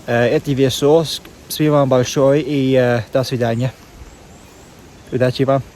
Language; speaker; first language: Russian; non-native, learner; English